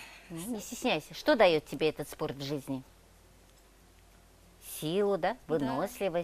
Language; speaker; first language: Russian; native; Russian